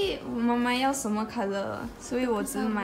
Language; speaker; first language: Chinese; non-native, local second language; Malay